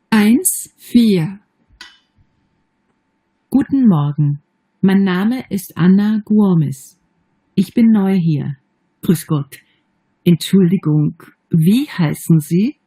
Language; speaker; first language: German; non-native, learner; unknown